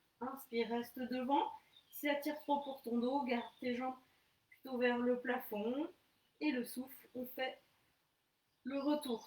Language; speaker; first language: French; native; French